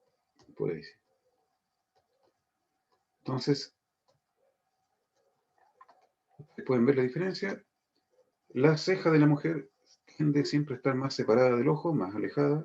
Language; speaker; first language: Spanish; native; Spanish